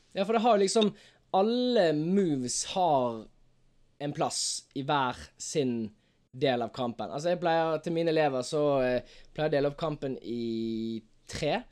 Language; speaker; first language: Norwegian; native; Norwegian